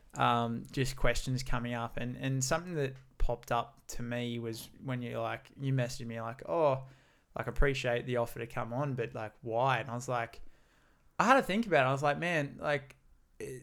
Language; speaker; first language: English; native; English